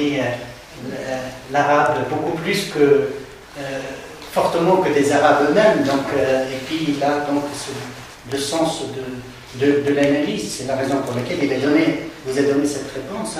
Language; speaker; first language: French; non-native, local second language; Arabic